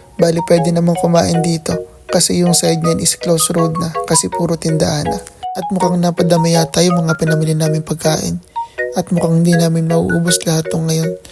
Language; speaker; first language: Filipino; native; Filipino